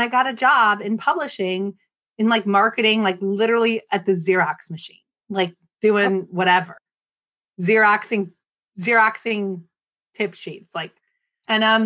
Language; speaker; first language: English; native; English